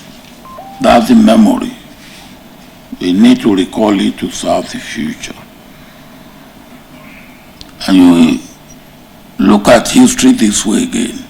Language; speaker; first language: English; non-native, local second language; Yoruba